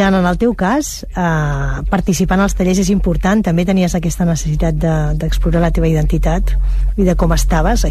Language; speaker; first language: Catalan; native; Catalan